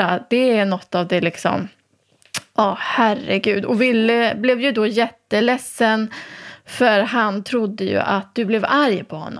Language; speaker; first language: Swedish; native; Swedish